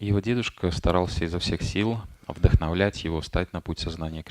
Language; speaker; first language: Russian; native; Russian